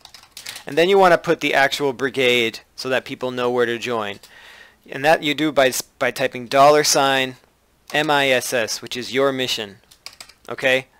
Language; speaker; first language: English; native; English